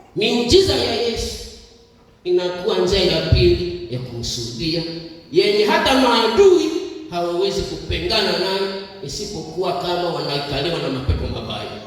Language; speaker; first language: Swahili; non-native, local second language; Nande